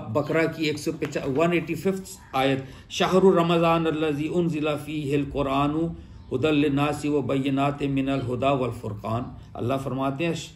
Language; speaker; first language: Urdu; native; Urdu